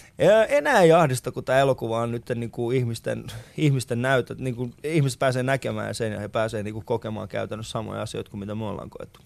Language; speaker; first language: Finnish; early bilingual, other home language; Persian